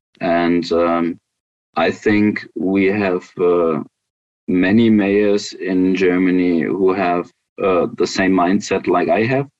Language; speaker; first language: English; non-native, fluent; German